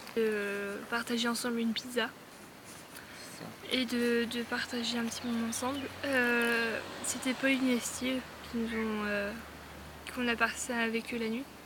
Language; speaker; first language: French; native; French